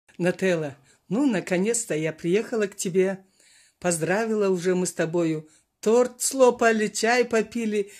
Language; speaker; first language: Russian; non-native, local second language; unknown